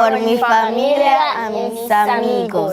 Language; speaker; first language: Spanish; non-native, learner; English